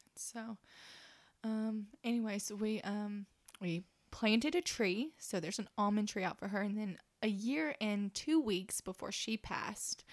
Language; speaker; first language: English; native; English